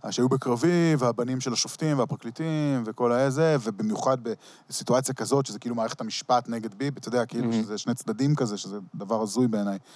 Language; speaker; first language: Hebrew; early bilingual, heritage; Hebrew